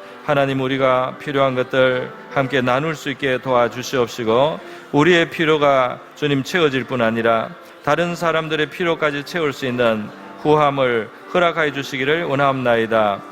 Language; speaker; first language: Korean; native; Korean